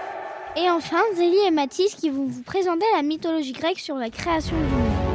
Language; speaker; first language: French; native; French